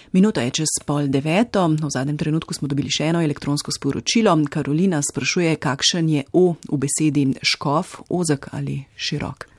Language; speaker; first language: Slovenian; native; Slovenian